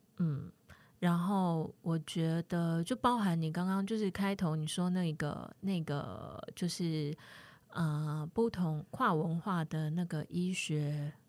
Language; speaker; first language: Chinese; native; Chinese